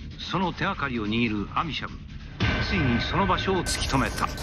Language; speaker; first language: Japanese; native; Japanese